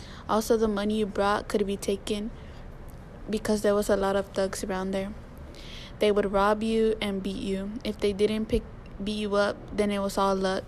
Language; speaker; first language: English; early bilingual, other home language; Spanish